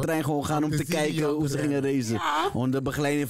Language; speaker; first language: Dutch; native; Dutch